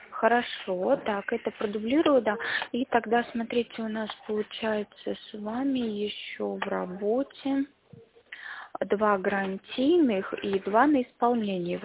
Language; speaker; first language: Russian; native; Russian